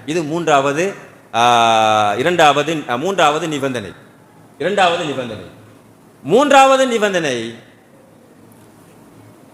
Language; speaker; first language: Tamil; native; Tamil